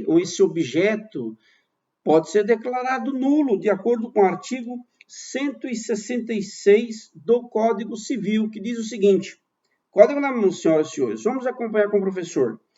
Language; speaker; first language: Portuguese; native; Portuguese